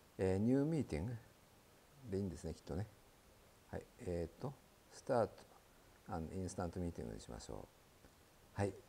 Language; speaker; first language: Japanese; native; Japanese